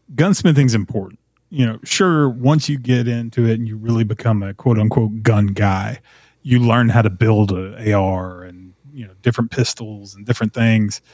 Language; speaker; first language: English; native; English